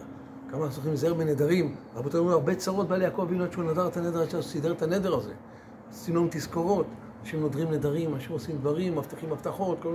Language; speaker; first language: Hebrew; native; Hebrew